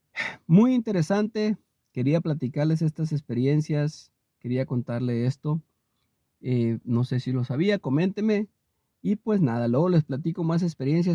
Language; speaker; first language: Spanish; native; Spanish